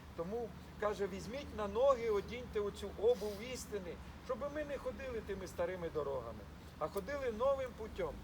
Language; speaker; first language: Ukrainian; native; Ukrainian